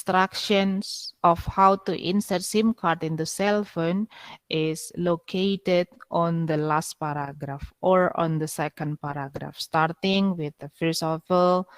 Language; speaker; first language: English; non-native, fluent; Indonesian